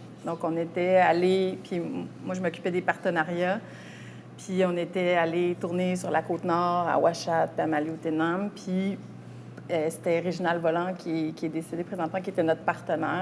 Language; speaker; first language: French; native; French